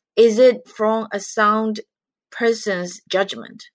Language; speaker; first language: English; non-native, fluent; Chinese